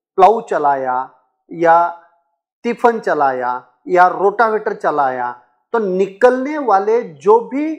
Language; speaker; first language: Hindi; non-native, local second language; Marathi